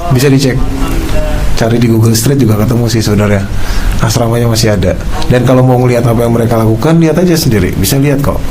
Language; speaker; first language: Indonesian; native; Indonesian